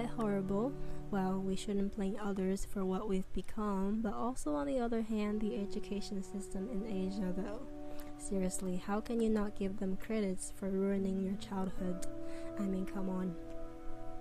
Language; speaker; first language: English; non-native, fluent; Chinese